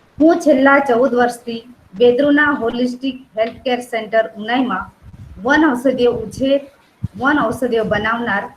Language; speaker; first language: Gujarati; non-native, local second language; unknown